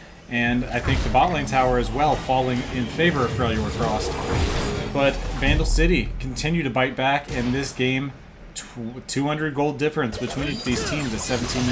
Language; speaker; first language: English; native; English